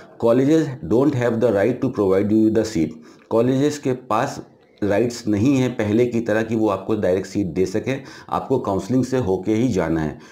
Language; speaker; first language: Hindi; native; Hindi